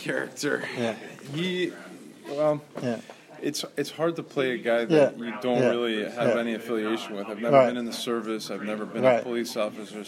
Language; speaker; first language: English; native; English